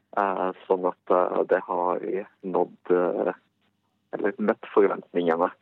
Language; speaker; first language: Norwegian; early bilingual, other home language; Bosnian